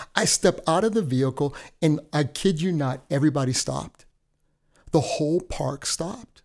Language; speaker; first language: English; native; English